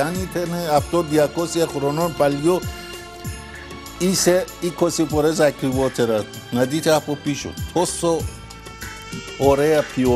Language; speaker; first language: Greek; non-native, fluent; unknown